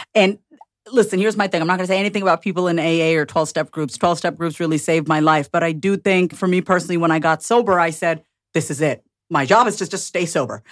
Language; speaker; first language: English; native; English